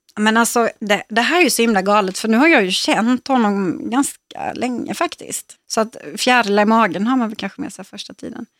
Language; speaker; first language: Swedish; native; Swedish